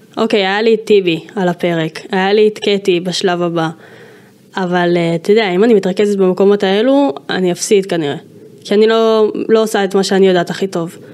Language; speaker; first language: Hebrew; native; Hebrew